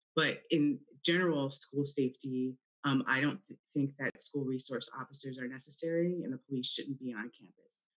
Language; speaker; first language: English; native; English